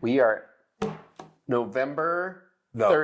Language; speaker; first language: English; native; English